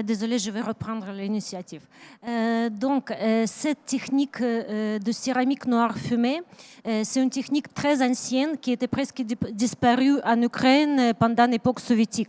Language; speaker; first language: French; non-native, learner; Ukrainian